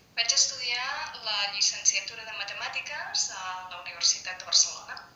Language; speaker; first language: Catalan; non-native, local second language; Spanish